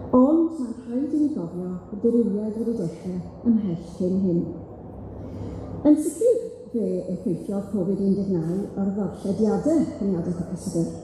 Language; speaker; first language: Welsh; native; Welsh